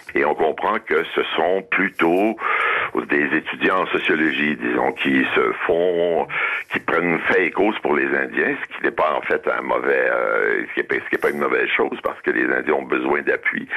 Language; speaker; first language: French; native; French